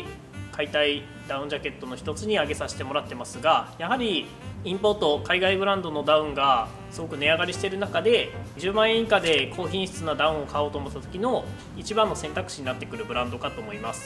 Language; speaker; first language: Japanese; native; Japanese